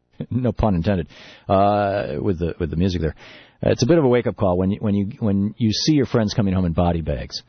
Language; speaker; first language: English; native; English